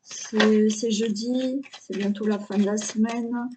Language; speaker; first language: French; native; French